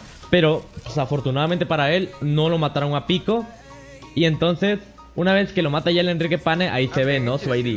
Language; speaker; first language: Spanish; native; Spanish